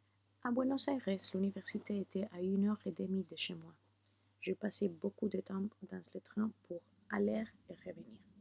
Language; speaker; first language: French; non-native, fluent; Spanish